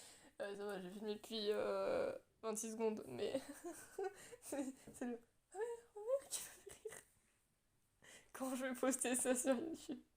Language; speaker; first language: French; native; French